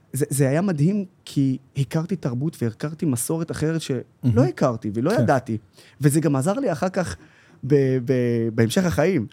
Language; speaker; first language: Hebrew; non-native, local second language; Arabic